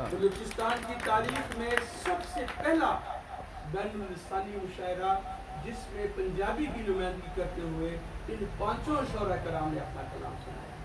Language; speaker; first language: Urdu; non-native, local second language; Punjabi